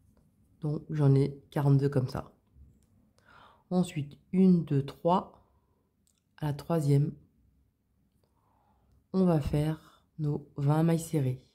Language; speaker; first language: French; native; French